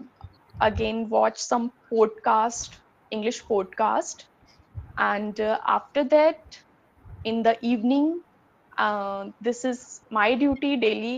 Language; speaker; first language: English; non-native, learner; Hindi